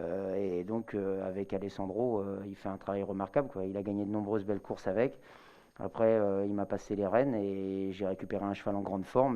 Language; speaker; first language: French; native; French